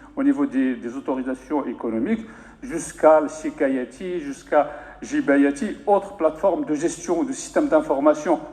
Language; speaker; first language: French; non-native, local second language; Arabic